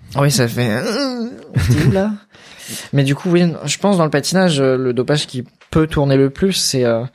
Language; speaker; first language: French; native; French